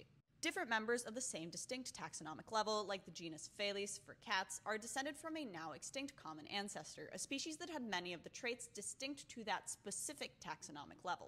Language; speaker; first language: English; native; English